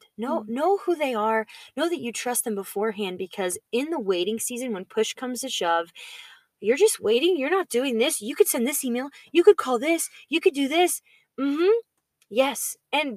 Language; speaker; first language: English; native; English